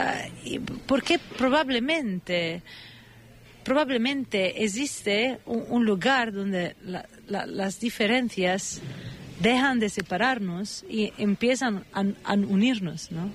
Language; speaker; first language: Spanish; non-native, fluent; Italian